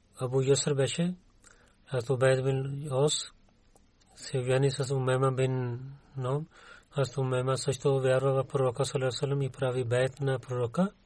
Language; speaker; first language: Bulgarian; non-native, learner; Urdu